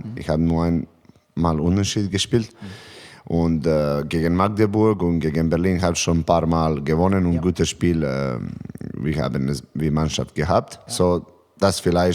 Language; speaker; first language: German; non-native, learner; Serbian